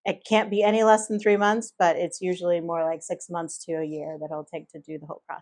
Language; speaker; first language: English; native; English